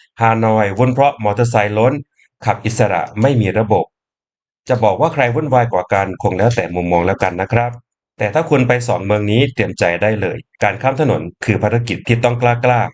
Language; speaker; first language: Thai; native; Thai